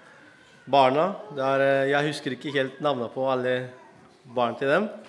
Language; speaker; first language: Norwegian; non-native, fluent; Spanish